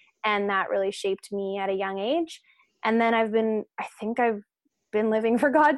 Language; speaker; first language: English; native; English